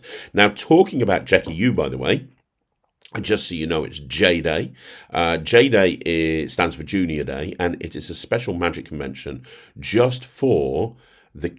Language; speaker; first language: English; native; English